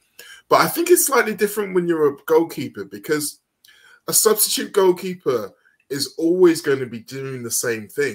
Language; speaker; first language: English; native; English